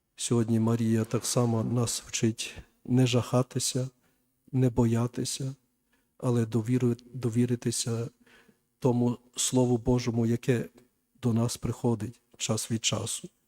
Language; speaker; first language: Ukrainian; native; Ukrainian